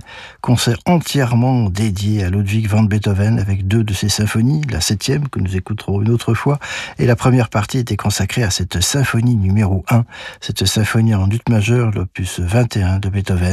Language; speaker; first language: French; native; French